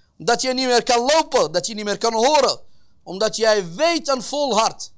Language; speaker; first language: Dutch; early bilingual, other home language; Arabic